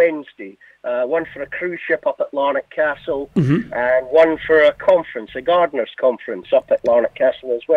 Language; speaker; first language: English; native; English